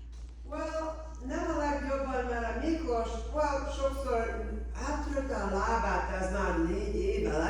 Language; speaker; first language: Hungarian; early bilingual, heritage; Hungarian